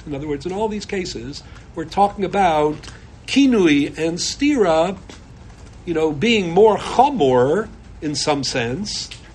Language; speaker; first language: English; native; English